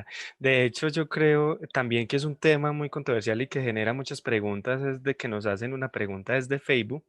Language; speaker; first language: Spanish; native; Spanish